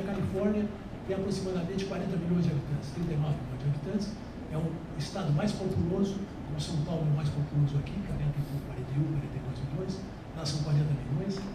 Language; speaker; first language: Portuguese; native; Portuguese